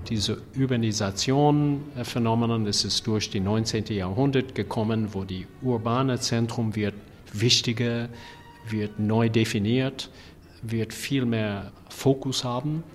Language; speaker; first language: German; non-native, fluent; English